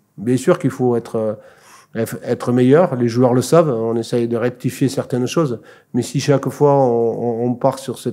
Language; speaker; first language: French; native; French